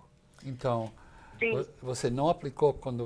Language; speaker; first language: Portuguese; non-native, fluent; English